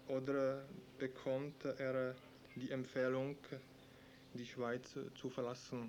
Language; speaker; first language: German; non-native, learner; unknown